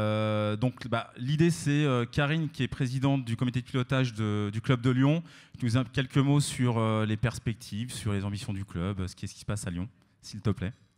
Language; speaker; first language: French; native; French